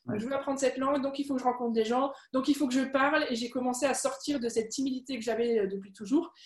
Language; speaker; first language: French; native; French